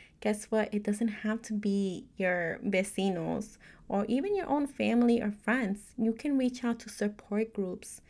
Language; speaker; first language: English; native; English